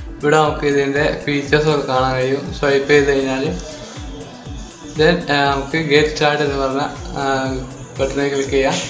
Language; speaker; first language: Malayalam; native; Malayalam